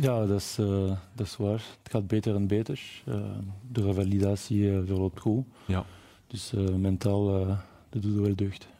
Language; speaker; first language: Dutch; non-native, local second language; French